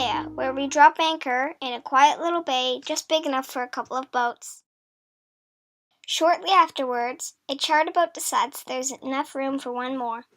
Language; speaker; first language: English; native; English